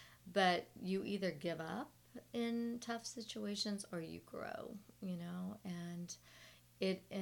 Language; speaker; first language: English; native; English